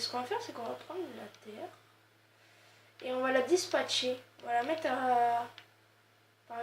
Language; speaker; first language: French; native; French